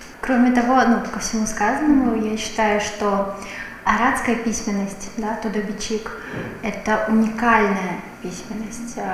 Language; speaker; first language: Russian; native; Russian